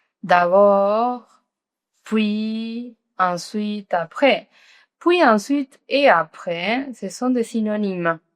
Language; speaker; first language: French; non-native, fluent; Spanish